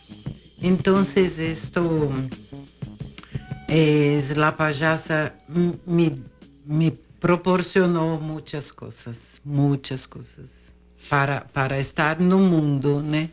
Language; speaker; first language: Spanish; non-native, fluent; Portuguese